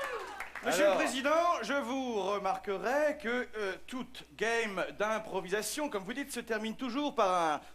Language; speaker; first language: French; native; French